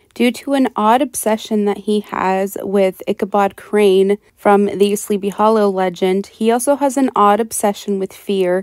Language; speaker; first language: English; native; English